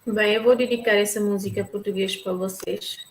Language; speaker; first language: Portuguese; non-native, local second language; Tetum